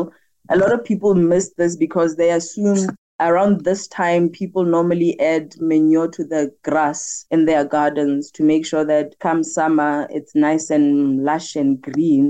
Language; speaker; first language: English; non-native, local second language; Tswana